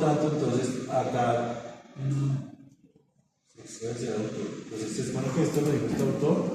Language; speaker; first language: Spanish; native; Spanish